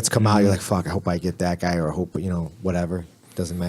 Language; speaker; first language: English; native; English